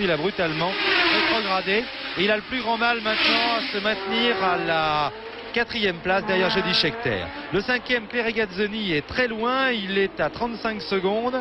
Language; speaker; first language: French; native; French